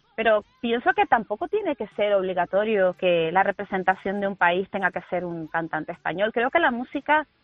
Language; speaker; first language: Spanish; native; Spanish